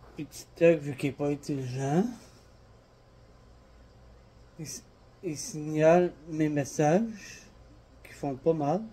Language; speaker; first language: French; native; French